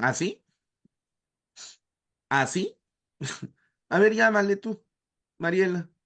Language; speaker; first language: Spanish; native; Spanish